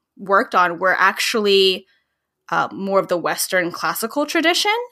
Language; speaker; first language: English; early bilingual, other home language; Filipino